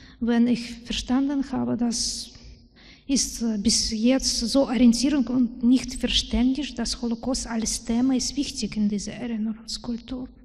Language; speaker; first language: German; non-native, learner; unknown